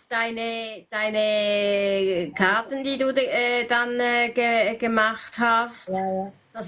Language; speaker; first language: German; native; German